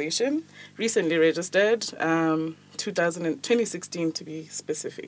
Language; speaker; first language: English; non-native, local second language; Tswana